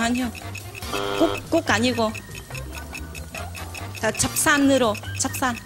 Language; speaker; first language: Korean; non-native, learner; Nepali